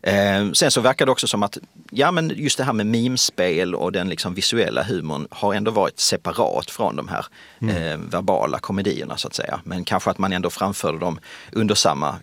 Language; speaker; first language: Swedish; native; Swedish